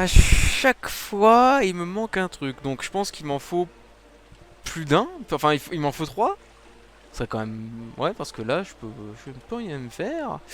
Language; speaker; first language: French; native; French